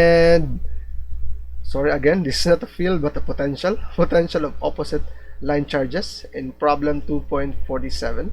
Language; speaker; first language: English; non-native, local second language; Filipino